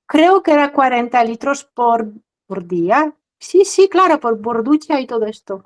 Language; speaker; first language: Spanish; non-native, fluent; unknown